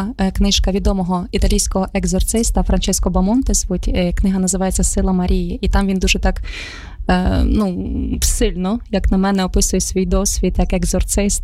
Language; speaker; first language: Ukrainian; native; Ukrainian